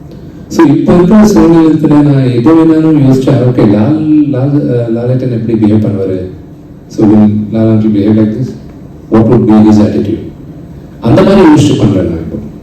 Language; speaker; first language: Tamil; non-native, local second language; Telugu